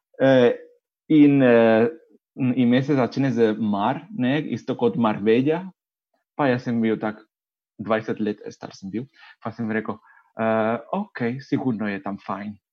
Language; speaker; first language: Slovenian; non-native, fluent; Spanish